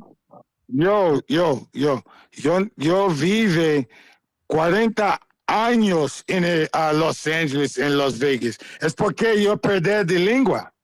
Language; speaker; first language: Spanish; non-native, learner; English